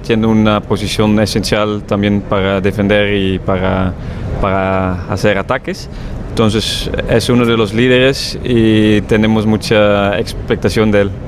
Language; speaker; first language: Spanish; non-native, fluent; Dutch